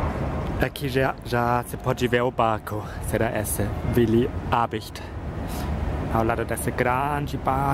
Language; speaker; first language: Portuguese; non-native, fluent; German